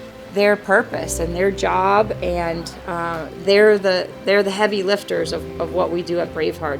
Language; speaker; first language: English; native; English